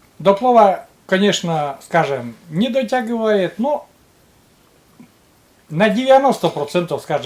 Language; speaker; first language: Russian; native; Russian